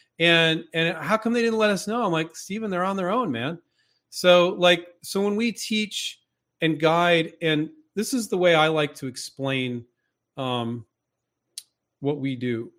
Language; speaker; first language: English; native; English